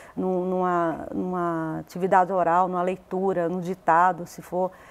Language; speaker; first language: Portuguese; native; Portuguese